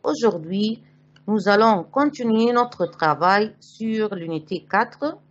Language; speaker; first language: French; non-native, fluent; Arabic